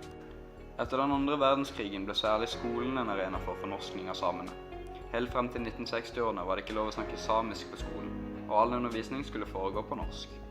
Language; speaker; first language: Norwegian; native; Norwegian